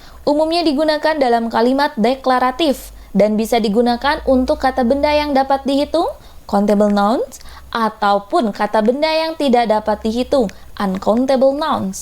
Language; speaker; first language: Indonesian; native; Indonesian